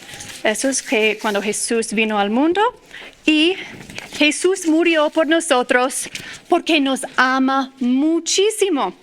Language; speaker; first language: Spanish; non-native, fluent; English